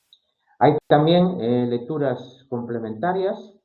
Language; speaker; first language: Spanish; native; Spanish